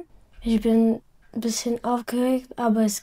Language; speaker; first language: German; non-native, learner; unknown